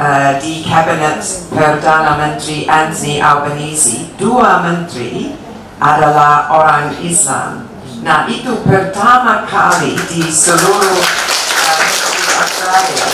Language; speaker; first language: Indonesian; non-native, fluent; English